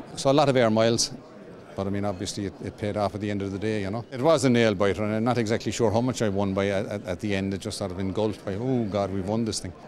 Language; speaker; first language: English; native; English